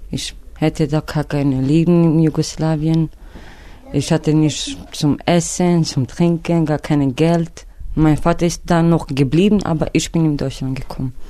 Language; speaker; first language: German; non-native, learner; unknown